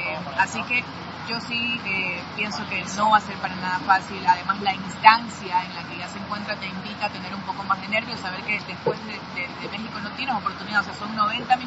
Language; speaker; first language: Spanish; native; Spanish